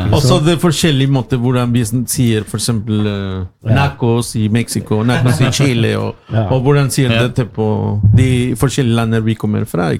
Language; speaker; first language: Norwegian; non-native, learner; Spanish